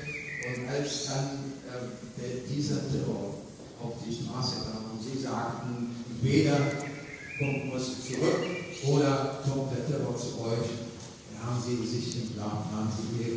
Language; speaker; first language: German; non-native, fluent; Arabic